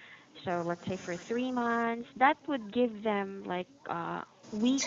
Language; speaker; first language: English; non-native, fluent; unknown